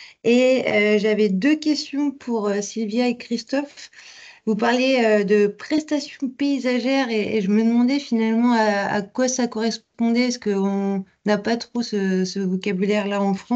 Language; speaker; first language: French; native; French